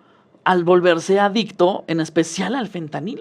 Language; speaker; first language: Spanish; native; Spanish